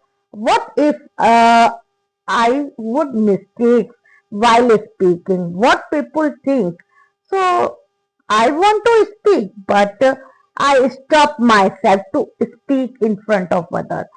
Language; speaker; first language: English; non-native, learner; Hindi